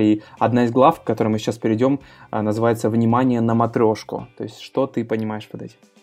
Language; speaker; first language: Russian; native; Russian